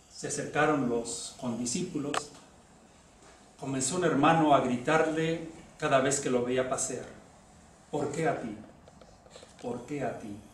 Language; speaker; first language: Spanish; native; Spanish